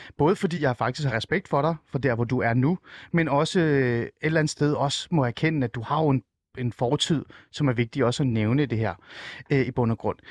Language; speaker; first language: Danish; early bilingual, other home language; Persian